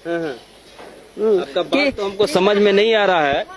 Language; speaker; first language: Hindi; native; Hindi